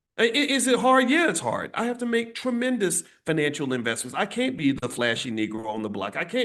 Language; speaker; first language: English; native; English